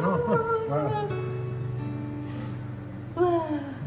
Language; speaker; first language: Italian; native; Italian